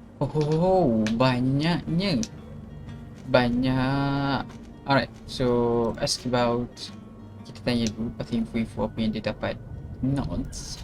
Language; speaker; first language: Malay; native; Malay